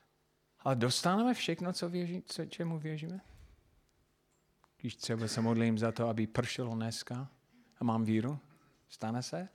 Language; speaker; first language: Czech; non-native, fluent; English